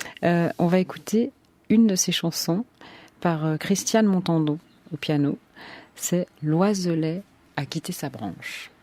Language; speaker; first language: French; native; French